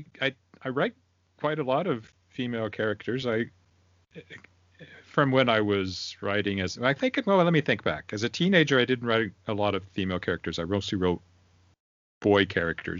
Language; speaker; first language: English; native; English